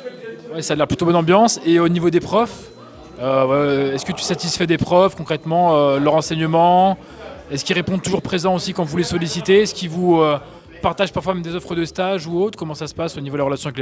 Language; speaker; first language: French; native; French